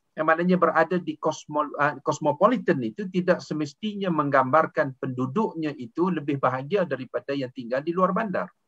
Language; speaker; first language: Malay; native; Malay